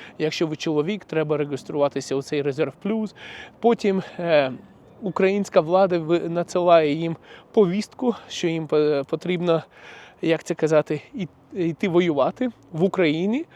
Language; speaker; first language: Ukrainian; non-native, local second language; Russian